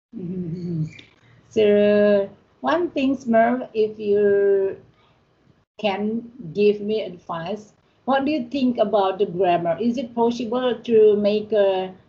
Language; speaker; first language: English; non-native, learner; Indonesian